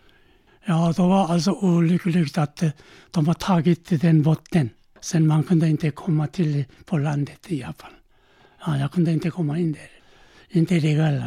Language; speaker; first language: Swedish; non-native, learner; Korean